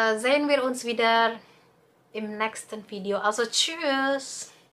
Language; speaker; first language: German; non-native, learner; Indonesian